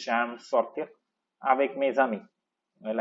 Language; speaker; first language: French; non-native, fluent; Tamil